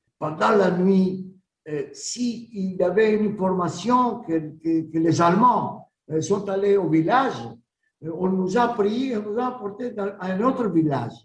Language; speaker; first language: French; non-native, learner; Greek